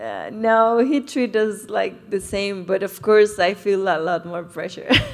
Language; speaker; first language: English; non-native, fluent; Spanish